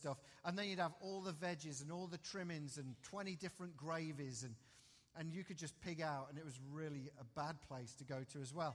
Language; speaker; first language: English; native; English